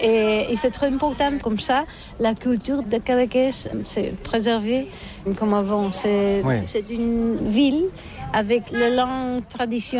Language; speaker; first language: French; non-native, learner; Catalan